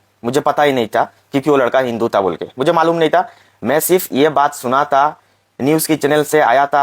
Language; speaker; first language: Hindi; non-native, local second language; Bangla